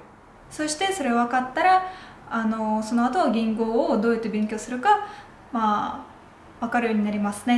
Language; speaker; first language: Japanese; non-native, fluent; Russian